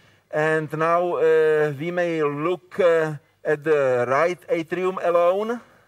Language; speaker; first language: English; non-native, fluent; Czech